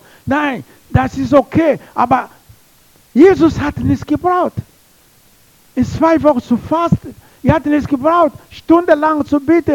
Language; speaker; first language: German; non-native, learner; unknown